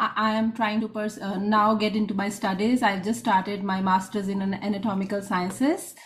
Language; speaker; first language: English; non-native, local second language; Hindi